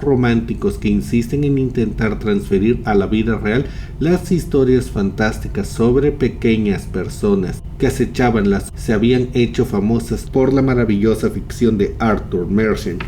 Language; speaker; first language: Spanish; native; Spanish